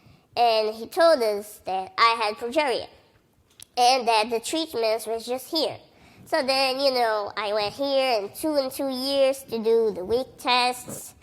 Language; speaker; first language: English; early bilingual, other home language; Portuguese